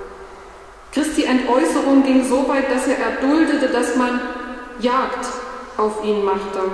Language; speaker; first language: German; native; German